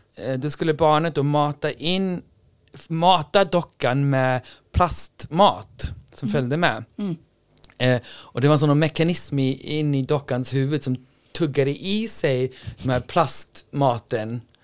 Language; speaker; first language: Swedish; non-native, fluent; Icelandic